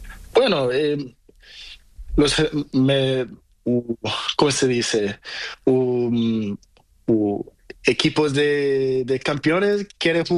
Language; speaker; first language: Spanish; non-native, learner; Portuguese